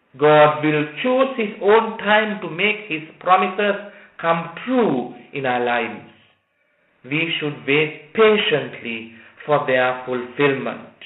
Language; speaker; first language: English; non-native, local second language; Sinhala